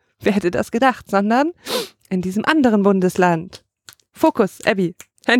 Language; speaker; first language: German; native; German